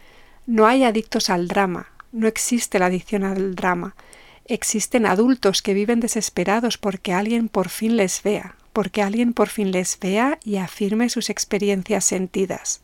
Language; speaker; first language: Spanish; native; Spanish